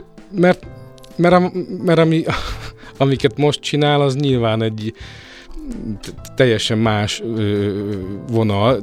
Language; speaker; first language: Hungarian; native; Hungarian